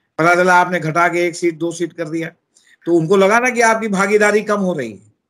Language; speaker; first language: Hindi; native; Hindi